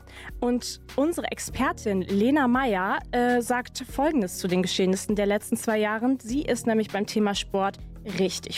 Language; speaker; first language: German; native; German